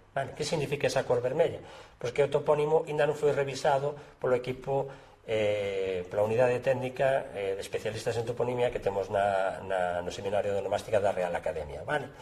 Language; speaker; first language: Galician; native; Galician